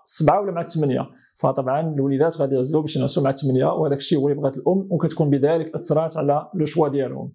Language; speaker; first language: Arabic; native; Arabic